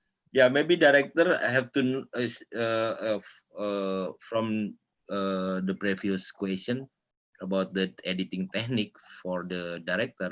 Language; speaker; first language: English; non-native, local second language; Indonesian